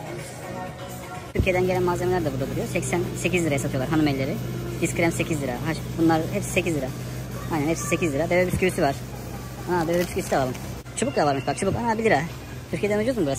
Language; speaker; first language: Turkish; native; Turkish